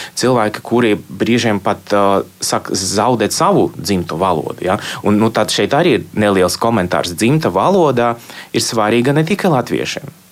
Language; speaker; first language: Latvian; non-native, local second language; Russian